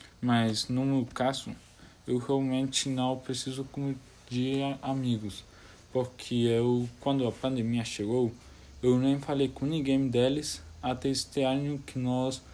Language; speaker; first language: Portuguese; non-native, learner; Spanish